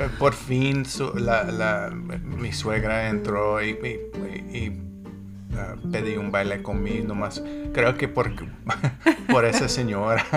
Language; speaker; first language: Spanish; non-native, learner; English